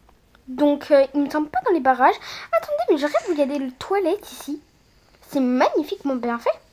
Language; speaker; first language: French; native; French